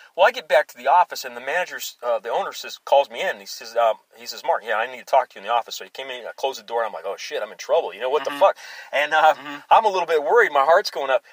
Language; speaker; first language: English; native; English